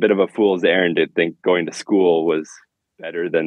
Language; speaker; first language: English; native; English